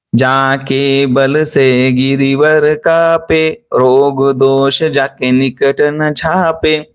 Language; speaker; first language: Hindi; non-native, local second language; Marathi